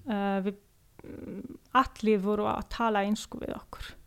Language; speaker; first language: Icelandic; non-native, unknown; Italian